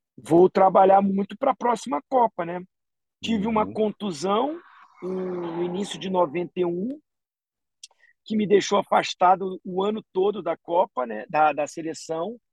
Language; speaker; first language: Portuguese; native; Portuguese